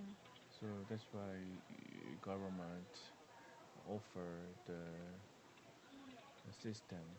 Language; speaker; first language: English; non-native, learner; Korean